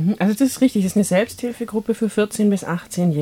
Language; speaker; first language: German; native; German